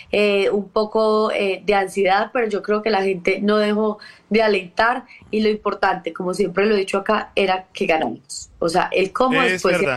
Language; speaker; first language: Spanish; native; Spanish